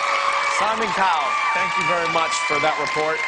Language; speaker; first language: English; native; English